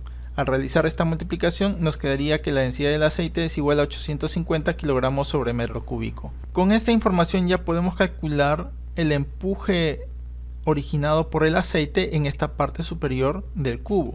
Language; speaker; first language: Spanish; native; Spanish